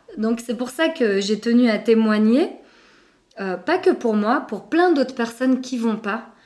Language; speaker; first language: French; early bilingual, other home language; Arabic